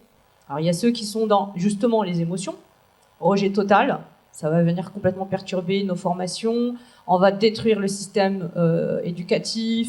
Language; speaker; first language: French; native; French